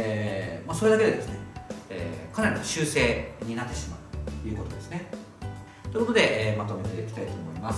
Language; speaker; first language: Japanese; native; Japanese